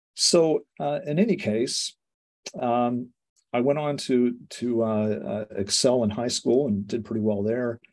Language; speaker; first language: English; native; English